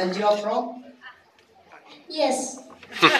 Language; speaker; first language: English; non-native, learner; German